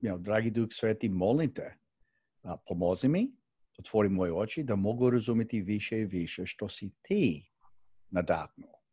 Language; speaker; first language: Croatian; early bilingual, heritage; Croatian